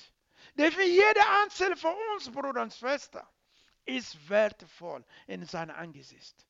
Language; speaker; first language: German; non-native, learner; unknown